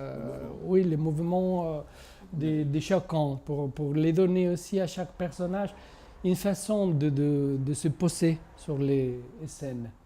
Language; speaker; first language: French; non-native, fluent; Spanish